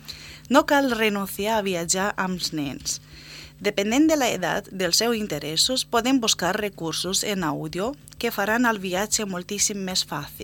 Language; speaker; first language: Catalan; non-native, learner; Spanish